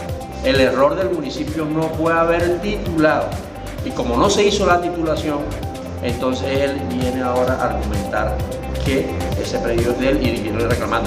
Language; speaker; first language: Spanish; native; Spanish